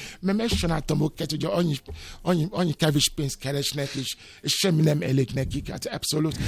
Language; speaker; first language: Hungarian; non-native, fluent; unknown